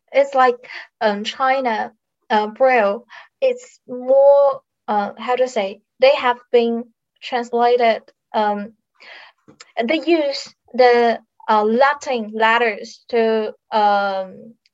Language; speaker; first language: English; non-native, fluent; Chinese